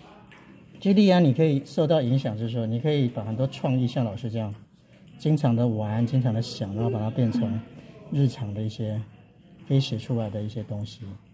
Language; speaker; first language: Chinese; native; Chinese